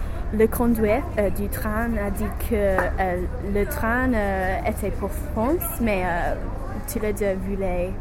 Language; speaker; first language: French; non-native, learner; English